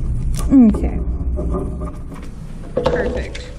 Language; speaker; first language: English; native; English